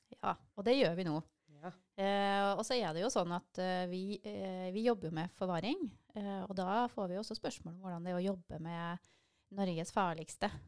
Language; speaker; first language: Norwegian; native; Norwegian